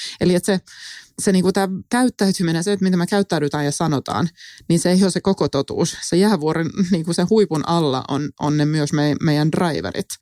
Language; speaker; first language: Finnish; non-native, local second language; Swedish